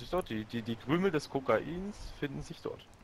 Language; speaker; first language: German; native; German